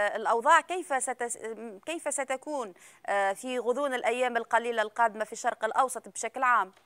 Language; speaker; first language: Arabic; native; Arabic